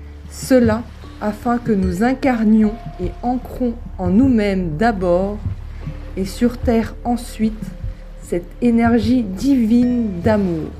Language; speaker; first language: French; native; French